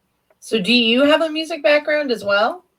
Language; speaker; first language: English; native; English